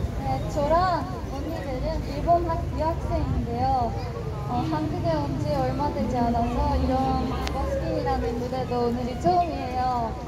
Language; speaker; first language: Korean; non-native, fluent; Japanese